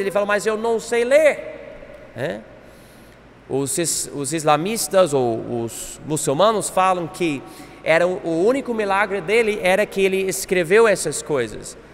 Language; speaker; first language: Portuguese; non-native, fluent; English